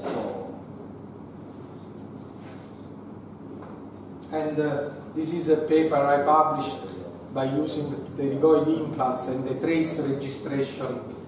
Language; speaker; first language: English; non-native, fluent; Italian